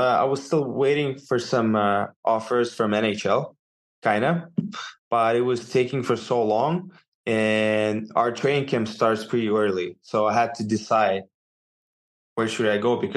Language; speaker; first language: English; non-native, fluent; Russian